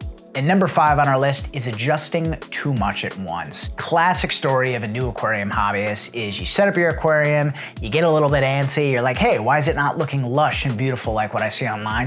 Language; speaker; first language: English; native; English